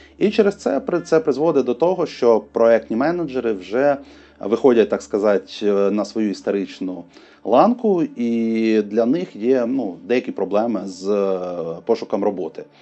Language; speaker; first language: Ukrainian; non-native, local second language; Russian